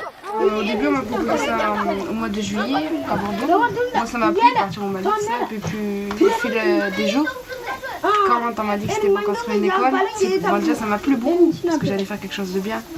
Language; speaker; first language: French; native; French